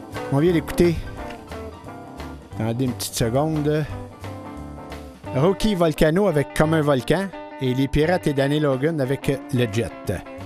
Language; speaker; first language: French; native; French